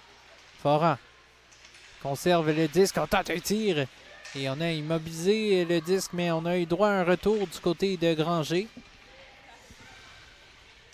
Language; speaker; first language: French; native; French